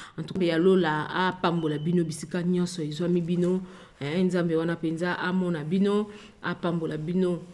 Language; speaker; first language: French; non-native, local second language; Lingala